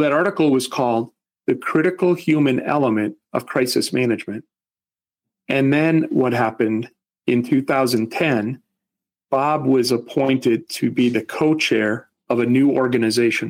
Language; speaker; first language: English; native; English